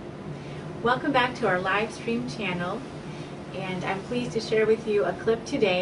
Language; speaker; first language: English; native; English